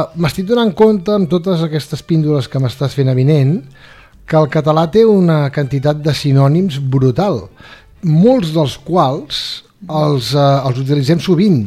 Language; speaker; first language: Catalan; native; Catalan